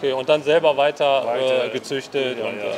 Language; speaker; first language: German; native; German